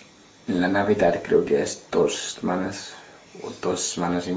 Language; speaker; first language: Spanish; non-native, learner; English